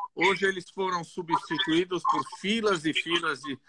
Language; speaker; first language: Portuguese; non-native, fluent; Greek